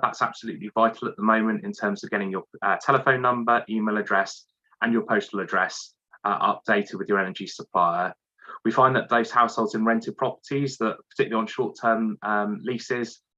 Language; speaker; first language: English; native; English